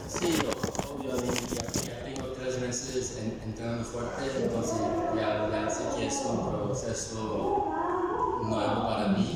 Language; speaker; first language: Spanish; early bilingual, heritage; Spanish